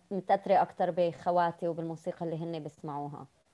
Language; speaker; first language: Arabic; native; Arabic